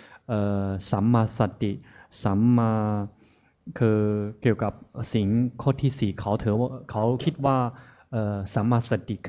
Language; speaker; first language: Thai; non-native, fluent; Chinese